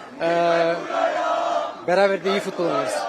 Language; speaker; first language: Turkish; early bilingual, heritage; Turkish